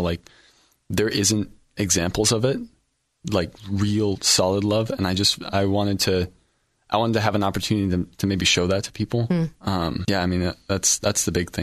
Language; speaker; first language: English; native; English